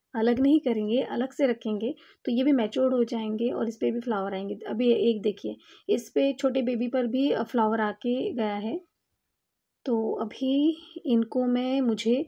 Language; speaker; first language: Hindi; non-native, local second language; Marathi